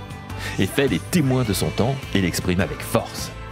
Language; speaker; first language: French; native; French